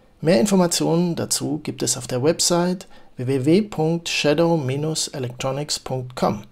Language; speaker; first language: German; native; German